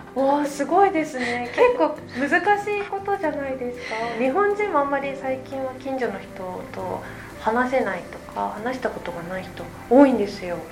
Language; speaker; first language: Japanese; native; Japanese